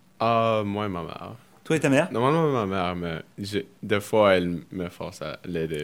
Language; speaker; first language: French; early bilingual, other home language; Spanish